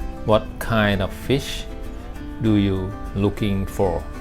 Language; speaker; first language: English; non-native, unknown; Thai